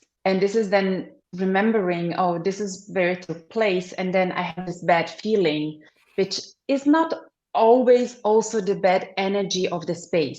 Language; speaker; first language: English; non-native, fluent; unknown